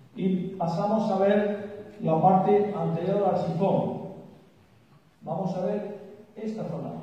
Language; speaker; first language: Spanish; native; Spanish